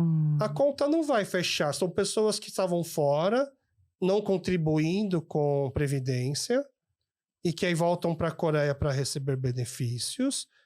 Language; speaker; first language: Portuguese; early bilingual, other home language; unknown